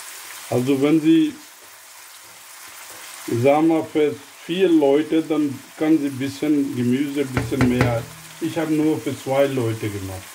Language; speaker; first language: German; non-native, learner; Urdu